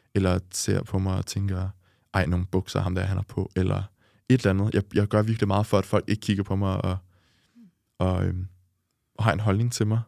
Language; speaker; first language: Danish; native; Danish